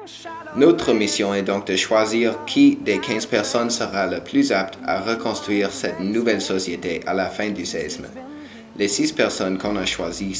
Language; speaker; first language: French; non-native, learner; English